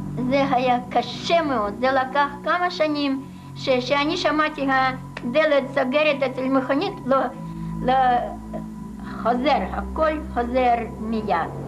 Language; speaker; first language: Hebrew; non-native, fluent; Russian